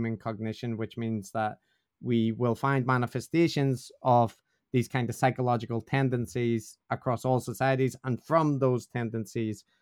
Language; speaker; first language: English; native; English